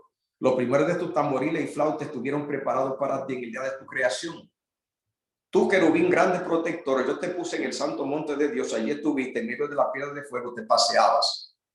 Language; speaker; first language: Spanish; native; Spanish